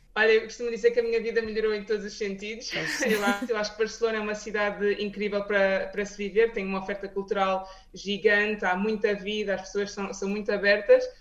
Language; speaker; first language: Portuguese; native; Portuguese